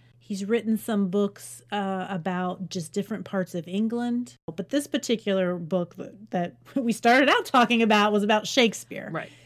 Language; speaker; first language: English; native; English